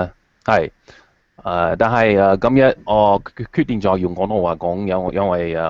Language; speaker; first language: Chinese; non-native, fluent; English